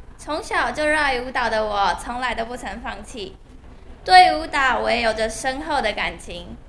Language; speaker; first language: Chinese; native; Chinese